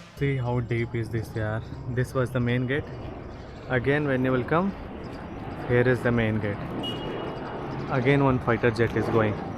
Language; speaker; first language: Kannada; non-native, learner; Hindi